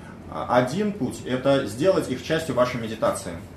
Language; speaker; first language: Russian; native; Russian